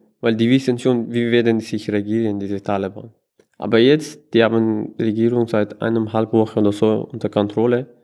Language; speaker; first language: German; non-native, learner; Persian